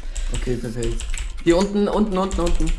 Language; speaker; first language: German; native; German